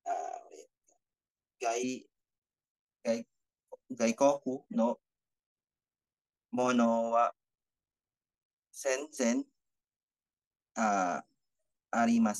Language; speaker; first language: Japanese; non-native, learner; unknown